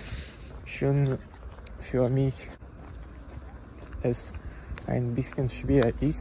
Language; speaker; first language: German; non-native, learner; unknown